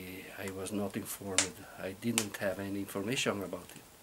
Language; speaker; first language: English; non-native, learner; Italian